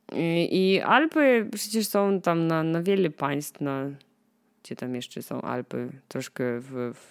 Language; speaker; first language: Polish; non-native, fluent; Russian